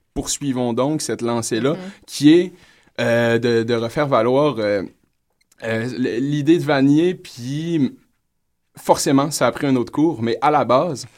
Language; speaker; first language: French; native; French